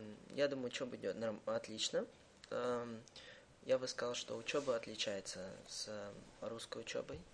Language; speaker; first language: Russian; early bilingual, heritage; Russian